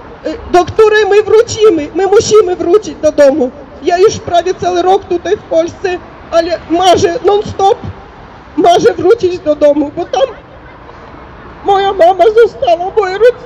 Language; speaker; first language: Polish; early bilingual, heritage; Polish